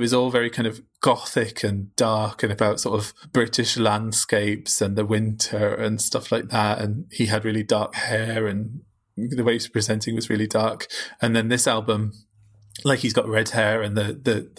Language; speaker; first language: English; native; English